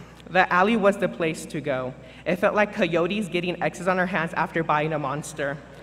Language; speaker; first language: English; early bilingual, other home language; Spanish